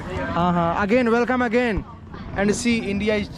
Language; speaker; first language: English; non-native, learner; Hindi